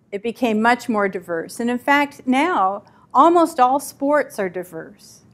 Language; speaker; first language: English; native; English